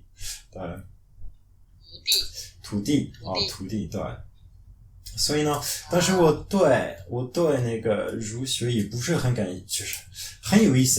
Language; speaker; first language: Chinese; non-native, fluent; French